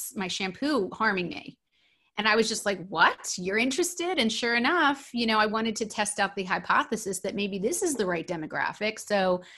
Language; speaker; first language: English; native; English